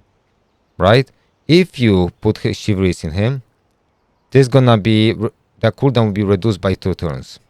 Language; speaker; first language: English; non-native, fluent; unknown